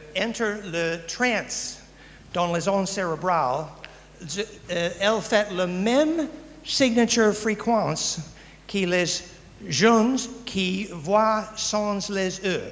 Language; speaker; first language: French; non-native, learner; English